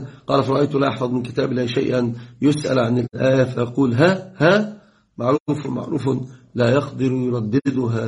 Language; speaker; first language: Arabic; native; Arabic